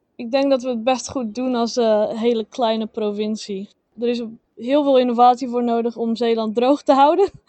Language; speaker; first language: Dutch; native; Dutch